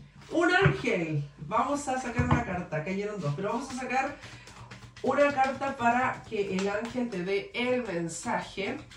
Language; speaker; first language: Spanish; native; Spanish